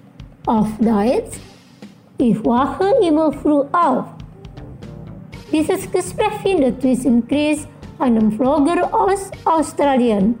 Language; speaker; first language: German; non-native, fluent; Indonesian